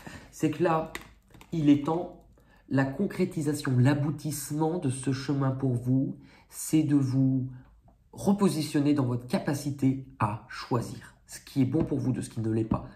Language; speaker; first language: French; native; French